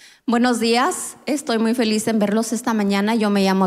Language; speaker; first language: Spanish; non-native, learner; English